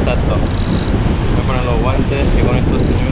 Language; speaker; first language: Spanish; native; Spanish